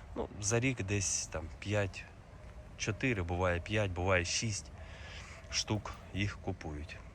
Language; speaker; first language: Ukrainian; non-native, local second language; Russian